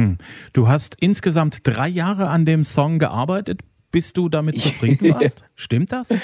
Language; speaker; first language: German; native; German